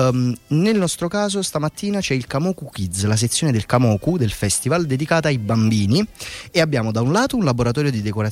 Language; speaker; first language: Italian; native; Italian